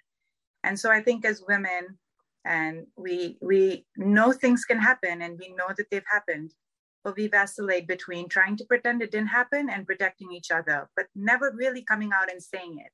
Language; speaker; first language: English; non-native, local second language; Urdu